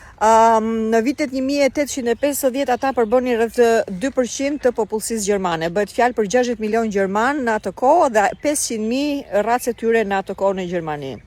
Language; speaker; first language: Albanian; native; Albanian